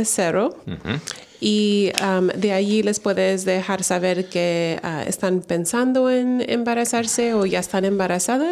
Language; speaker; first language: Spanish; early bilingual, heritage; Spanish